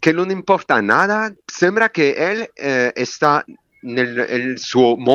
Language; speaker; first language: Spanish; non-native, learner; French